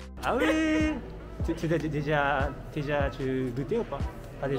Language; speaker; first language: French; non-native, learner; Japanese